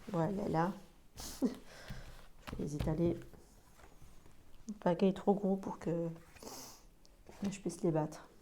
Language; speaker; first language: French; native; French